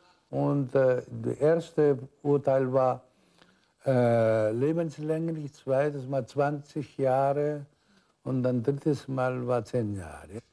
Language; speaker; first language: German; non-native, fluent; Korean